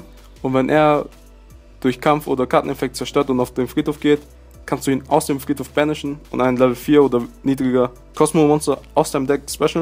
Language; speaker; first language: German; native; German